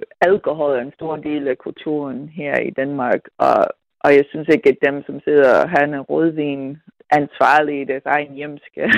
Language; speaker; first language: Danish; non-native, fluent; English